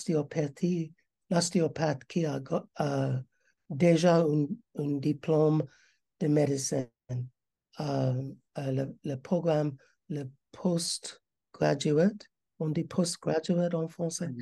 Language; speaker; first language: French; non-native, learner; English